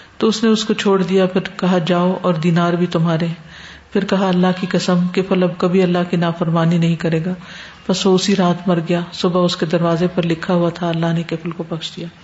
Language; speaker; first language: Urdu; native; Urdu